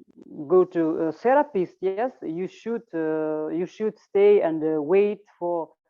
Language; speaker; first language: English; non-native, learner; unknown